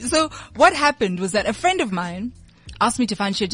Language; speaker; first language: English; non-native, local second language; Southern Sotho